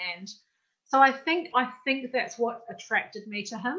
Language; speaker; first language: English; native; English